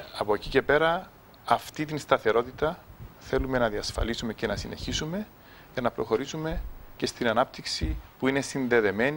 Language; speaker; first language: Greek; native; Greek